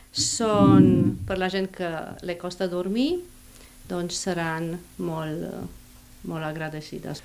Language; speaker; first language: Catalan; non-native, fluent; Spanish